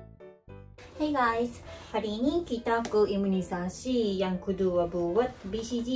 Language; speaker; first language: Indonesian; native; Indonesian